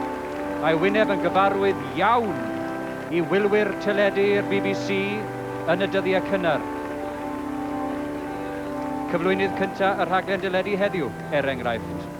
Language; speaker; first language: Welsh; native; Welsh